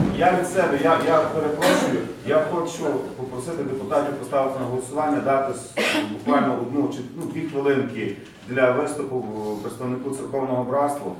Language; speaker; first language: Ukrainian; native; Ukrainian